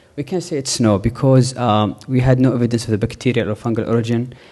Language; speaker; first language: English; non-native, fluent; Arabic